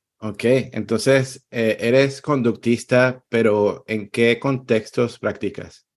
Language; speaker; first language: Spanish; native; Spanish